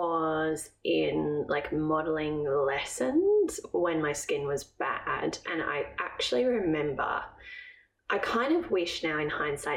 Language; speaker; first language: English; native; English